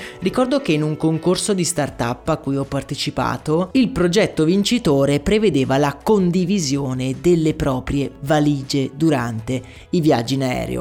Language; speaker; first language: Italian; native; Italian